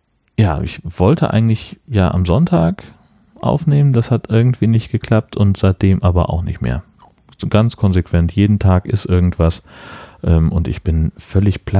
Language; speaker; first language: German; native; German